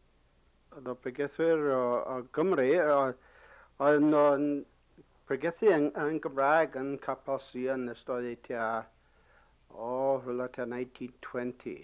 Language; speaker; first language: Welsh; early bilingual, heritage; Welsh